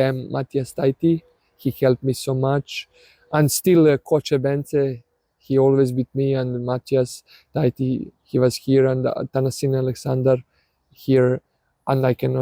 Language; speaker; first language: English; non-native, learner; Serbian